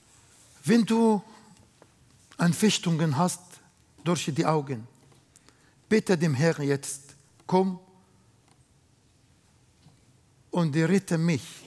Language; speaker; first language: German; non-native, fluent; Arabic